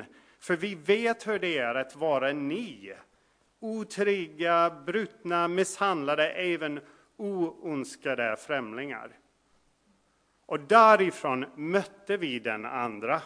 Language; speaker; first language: Swedish; non-native, fluent; English